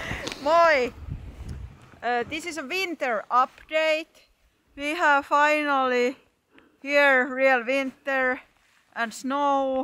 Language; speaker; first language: English; non-native, fluent; Finnish